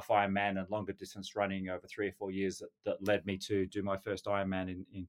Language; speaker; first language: English; native; English